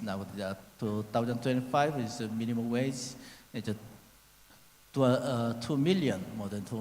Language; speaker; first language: English; non-native, learner; Korean